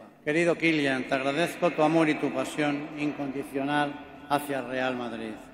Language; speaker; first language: Spanish; native; Spanish